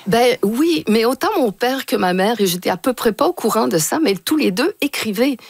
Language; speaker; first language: French; native; French